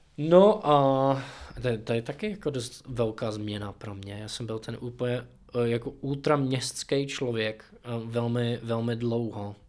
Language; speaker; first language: Czech; non-native, fluent; English